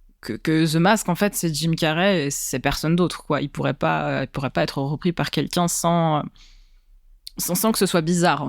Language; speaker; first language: French; native; French